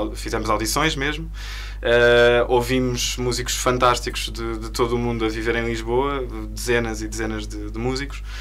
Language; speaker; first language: Portuguese; native; Portuguese